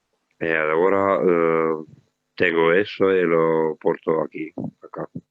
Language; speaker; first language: Spanish; non-native, learner; Italian